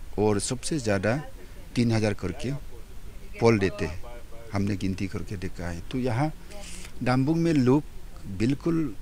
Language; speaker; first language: Hindi; non-native, local second language; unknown